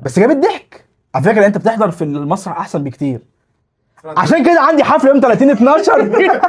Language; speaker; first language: Arabic; native; Arabic